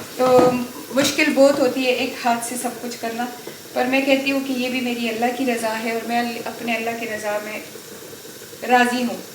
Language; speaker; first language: Urdu; non-native, local second language; Pashto